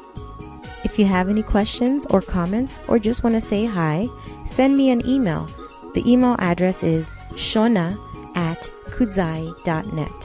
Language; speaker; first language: English; non-native, local second language; Shona